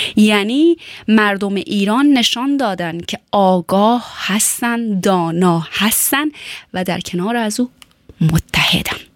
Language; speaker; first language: Persian; early bilingual, heritage; Persian